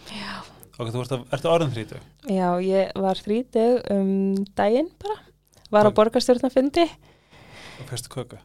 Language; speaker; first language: Icelandic; early bilingual, other home language; English